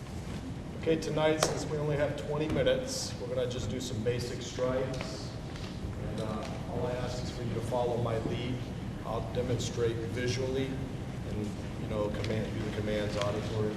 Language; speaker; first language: English; native; English